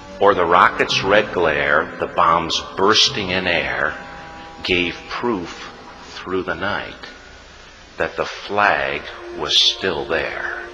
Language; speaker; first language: English; native; English